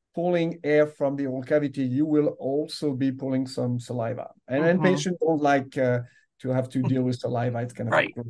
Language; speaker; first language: English; non-native, fluent; French